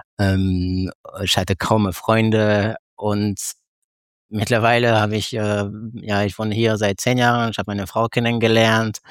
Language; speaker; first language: German; non-native, fluent; French